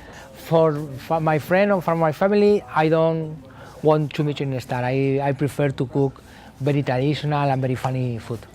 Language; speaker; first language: English; non-native, learner; Spanish